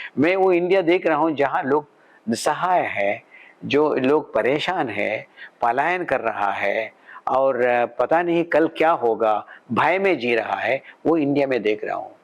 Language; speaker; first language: Hindi; non-native, local second language; Malayalam